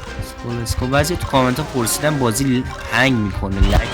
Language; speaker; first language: Persian; native; Persian